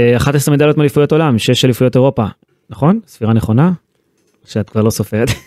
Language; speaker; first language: Hebrew; native; Hebrew